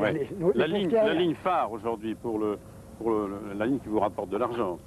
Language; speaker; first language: French; native; French